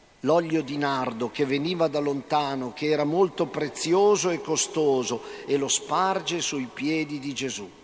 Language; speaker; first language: Italian; native; Italian